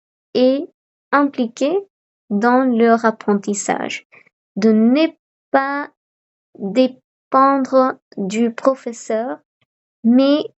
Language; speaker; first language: French; non-native, fluent; Spanish